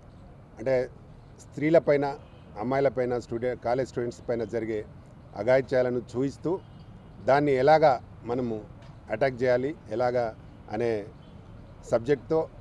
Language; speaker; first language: Telugu; native; Telugu